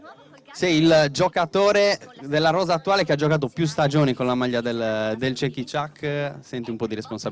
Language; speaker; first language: Italian; native; Italian